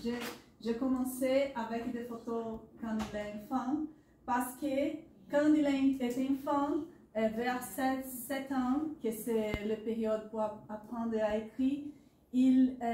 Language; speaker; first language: French; non-native, learner; Portuguese